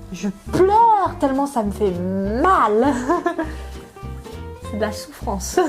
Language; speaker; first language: French; native; French